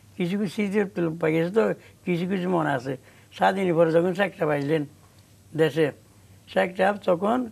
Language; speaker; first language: Bangla; native; Bangla